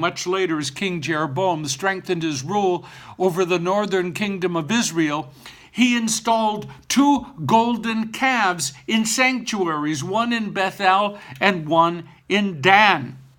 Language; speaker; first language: English; native; English